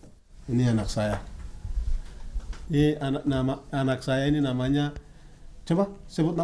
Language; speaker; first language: Indonesian; non-native, local second language; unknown